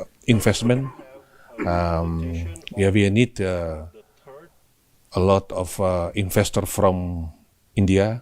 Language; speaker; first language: English; non-native, learner; Indonesian